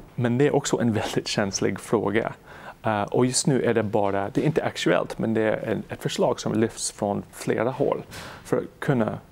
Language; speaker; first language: Swedish; non-native, fluent; English